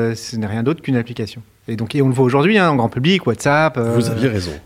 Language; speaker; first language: French; native; French